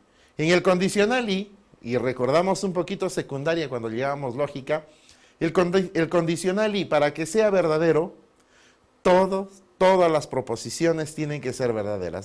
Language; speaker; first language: Spanish; native; Spanish